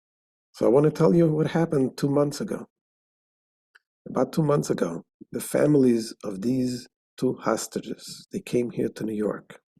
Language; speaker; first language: English; non-native, fluent; Hebrew